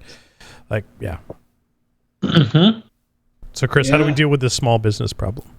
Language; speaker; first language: English; native; English